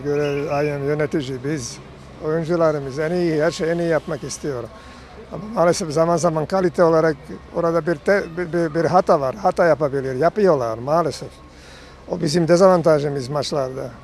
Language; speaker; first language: Turkish; non-native, learner; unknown